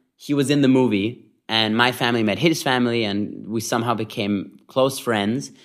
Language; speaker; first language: English; early bilingual, other home language; Hebrew